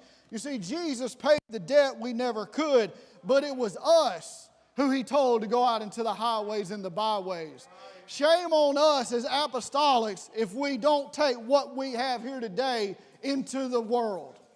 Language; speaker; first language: English; native; English